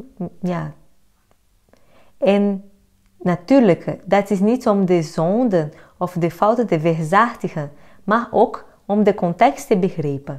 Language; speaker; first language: Dutch; non-native, fluent; Portuguese